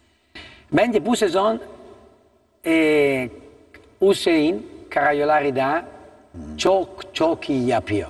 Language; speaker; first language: Turkish; non-native, learner; Italian